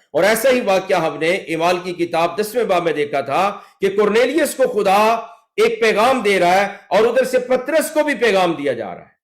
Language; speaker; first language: Urdu; native; Urdu